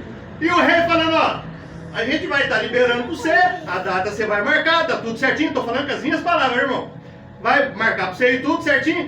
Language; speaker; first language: Portuguese; native; Portuguese